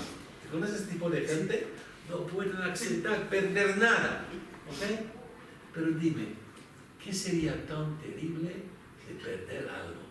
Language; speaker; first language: Spanish; non-native, fluent; French